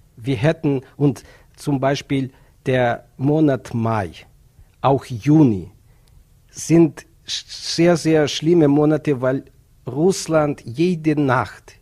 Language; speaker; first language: German; non-native, fluent; Ukrainian